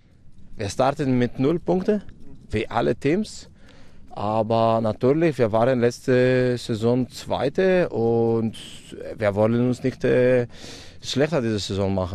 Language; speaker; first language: German; non-native, fluent; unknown